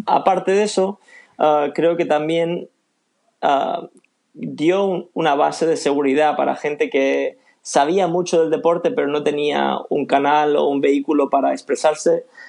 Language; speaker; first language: Spanish; early bilingual, other home language; Swedish